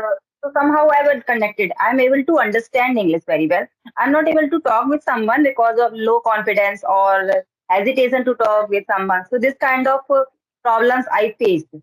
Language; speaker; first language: English; non-native, learner; Hindi